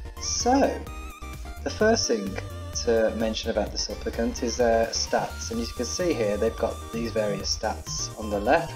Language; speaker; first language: English; native; English